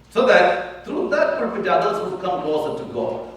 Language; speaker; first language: English; non-native, local second language; Malayalam